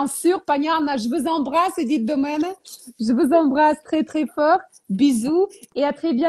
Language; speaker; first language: French; non-native, fluent; Ukrainian